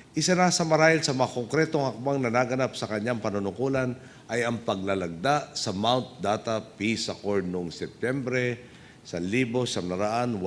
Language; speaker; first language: Filipino; native; Filipino